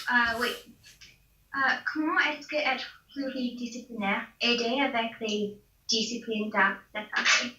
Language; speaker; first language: French; non-native, learner; English